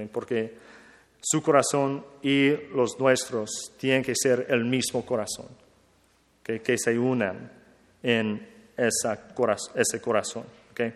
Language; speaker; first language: Spanish; non-native, learner; English